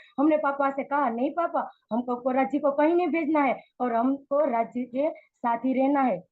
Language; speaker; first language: Hindi; non-native, local second language; Gujarati